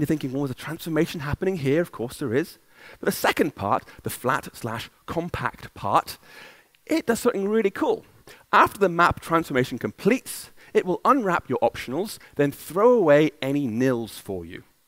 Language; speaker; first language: English; native; English